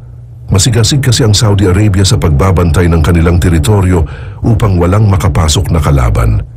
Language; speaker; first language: Filipino; native; Filipino